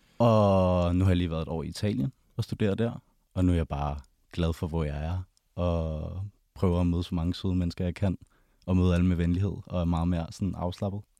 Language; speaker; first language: Danish; native; Danish